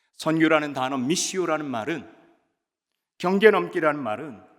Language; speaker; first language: Korean; native; Korean